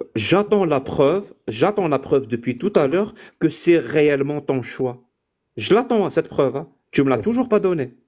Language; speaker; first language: French; non-native, local second language; Arabic